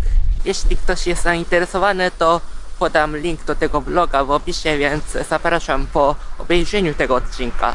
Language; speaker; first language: Polish; non-native, fluent; Japanese